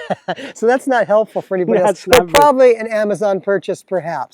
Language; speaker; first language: English; native; English